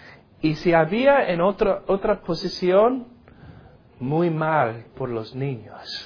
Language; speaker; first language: Spanish; non-native, learner; English